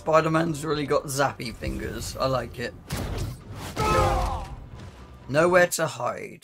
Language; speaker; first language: English; native; English